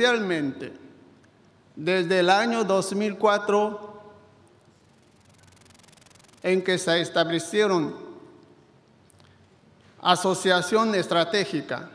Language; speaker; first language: Spanish; non-native, fluent; Chinese